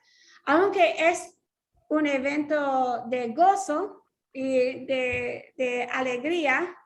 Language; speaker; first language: Spanish; non-native, fluent; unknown